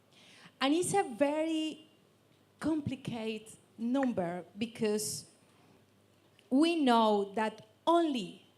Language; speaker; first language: English; non-native, learner; Spanish